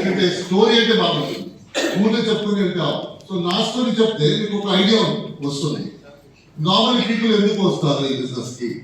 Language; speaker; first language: Telugu; non-native, fluent; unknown